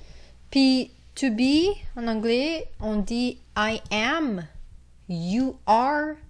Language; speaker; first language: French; non-native, fluent; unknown